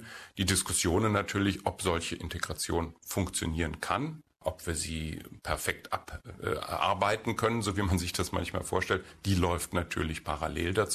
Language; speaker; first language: German; native; German